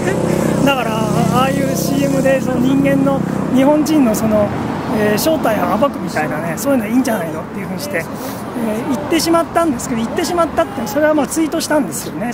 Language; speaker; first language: Japanese; native; Japanese